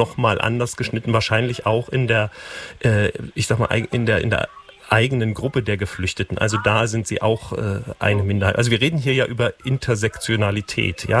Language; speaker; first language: German; native; German